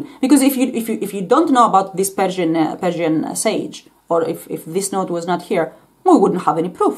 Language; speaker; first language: English; non-native, fluent; Greek